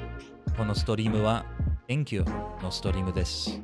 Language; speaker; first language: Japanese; non-native, learner; English